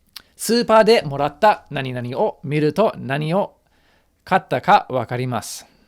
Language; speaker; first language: Japanese; non-native, fluent; English